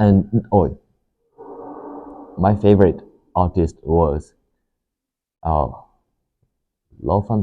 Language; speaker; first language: English; non-native, learner; Japanese